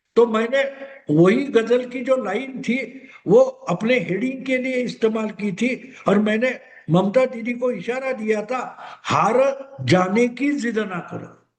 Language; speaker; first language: Hindi; non-native, local second language; Marathi